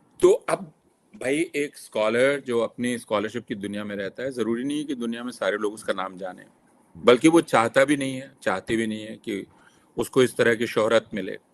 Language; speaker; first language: Hindi; native; Hindi